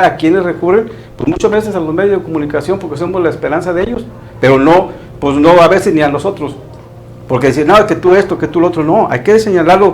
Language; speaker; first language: Spanish; native; Spanish